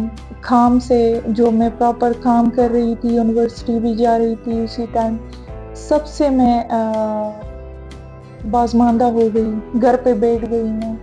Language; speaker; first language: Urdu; non-native, fluent; Persian